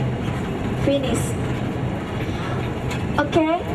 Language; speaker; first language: English; non-native, learner; Indonesian